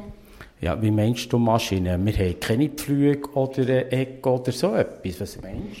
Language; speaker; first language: German; native; German